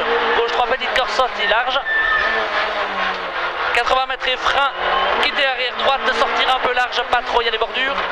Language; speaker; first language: French; native; French